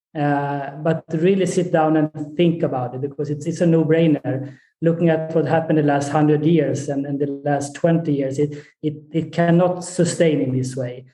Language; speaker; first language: English; non-native, fluent; Swedish